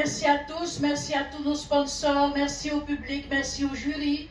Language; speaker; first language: French; native; French